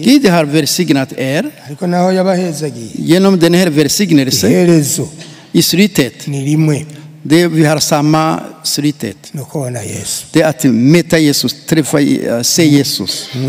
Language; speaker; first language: Swedish; non-native, fluent; Rundi